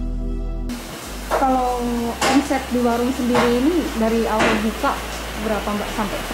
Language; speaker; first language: Indonesian; native; Indonesian